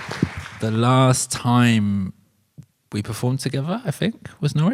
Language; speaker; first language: English; native; English